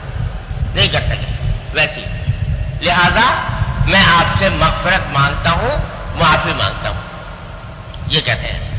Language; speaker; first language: Urdu; native; Urdu